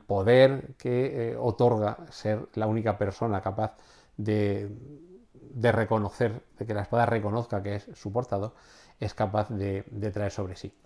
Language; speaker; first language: Spanish; native; Spanish